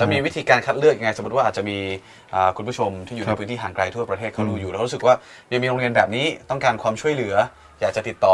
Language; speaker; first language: Thai; native; Thai